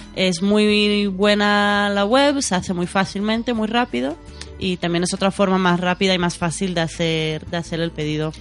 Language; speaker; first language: Spanish; non-native, fluent; Hebrew